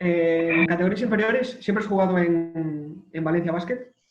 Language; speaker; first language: Spanish; native; Spanish